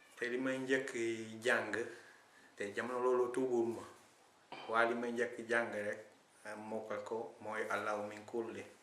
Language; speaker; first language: Wolof; non-native, fluent; Italian